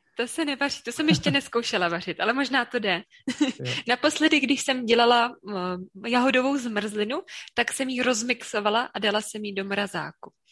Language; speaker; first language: Czech; native; Czech